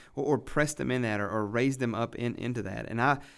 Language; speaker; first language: English; native; English